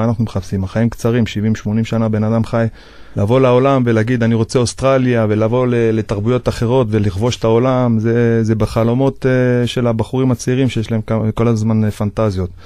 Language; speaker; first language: Hebrew; native; Hebrew